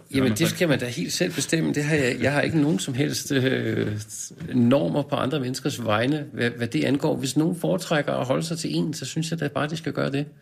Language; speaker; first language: Danish; native; Danish